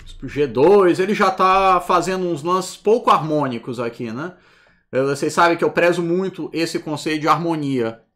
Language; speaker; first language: Portuguese; native; Portuguese